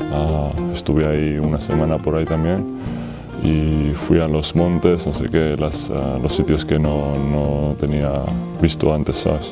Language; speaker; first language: Spanish; non-native, fluent; Georgian